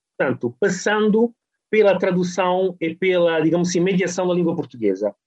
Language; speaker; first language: Portuguese; non-native, fluent; Italian